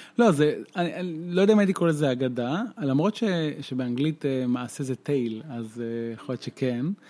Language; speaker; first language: Hebrew; native; Hebrew